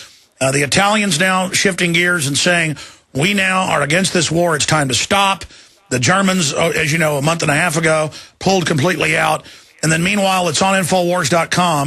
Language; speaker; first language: English; native; English